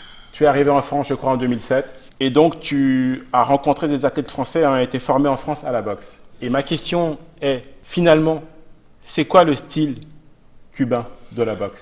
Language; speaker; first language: French; native; French